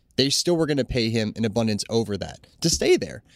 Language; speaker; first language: English; native; English